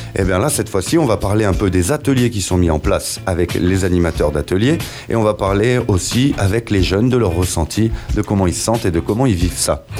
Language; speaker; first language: French; native; French